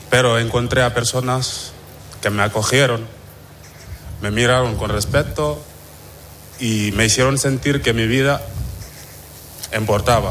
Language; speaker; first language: Spanish; non-native, fluent; Wolof